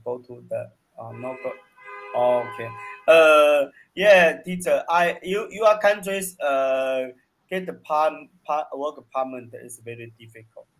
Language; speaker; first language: English; non-native, learner; Chinese